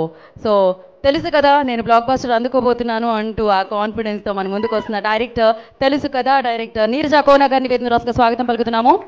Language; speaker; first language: Telugu; native; Telugu